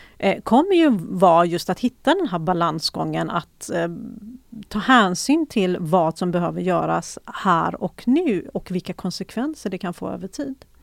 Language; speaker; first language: Swedish; early bilingual, other home language; Persian